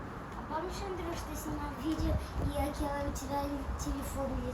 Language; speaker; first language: Russian; native; Russian